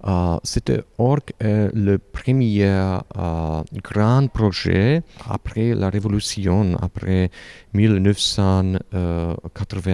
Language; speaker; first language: French; non-native, learner; Slovak